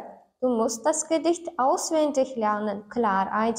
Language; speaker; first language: German; non-native, learner; Turkmen